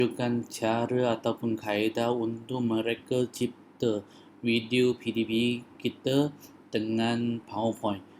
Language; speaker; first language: Malay; non-native, local second language; Chinese